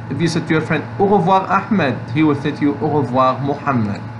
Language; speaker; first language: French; non-native, fluent; Arabic